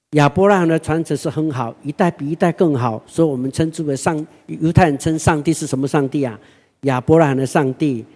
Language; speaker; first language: Chinese; non-native, local second language; Hakka Chinese